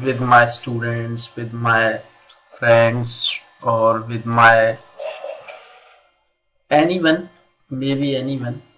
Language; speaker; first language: English; non-native, local second language; Hindi